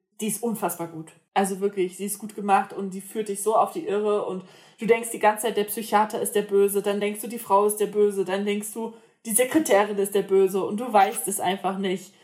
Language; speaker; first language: German; native; German